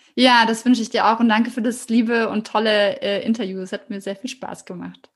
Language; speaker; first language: German; native; German